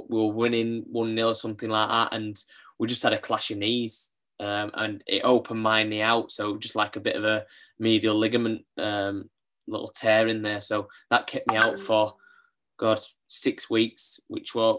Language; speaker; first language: English; native; English